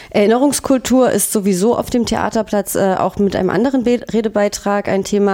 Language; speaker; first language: German; native; German